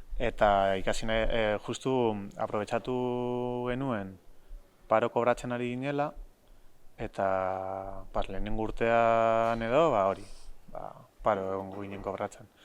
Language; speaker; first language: Basque; non-native, local second language; Spanish